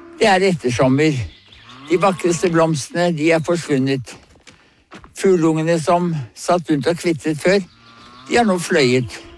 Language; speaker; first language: Norwegian; native; Norwegian